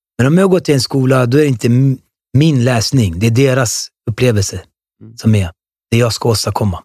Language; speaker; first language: Swedish; early bilingual, other home language; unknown